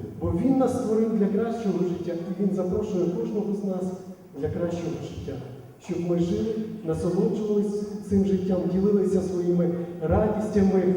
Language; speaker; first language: Ukrainian; non-native, local second language; Russian